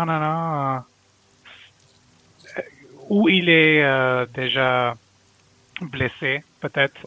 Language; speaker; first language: French; non-native, learner; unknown